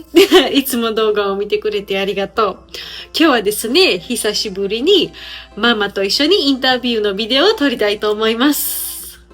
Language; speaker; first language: Japanese; non-native, fluent; Georgian